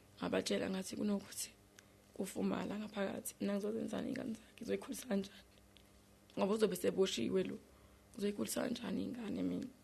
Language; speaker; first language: Zulu; native; Zulu